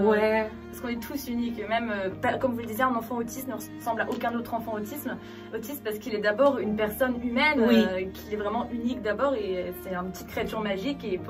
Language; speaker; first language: French; native; French